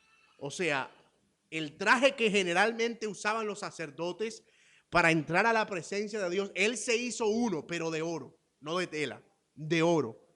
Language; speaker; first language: Spanish; native; Spanish